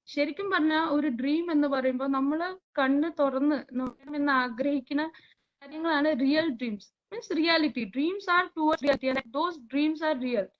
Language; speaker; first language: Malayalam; early bilingual, heritage; Malayalam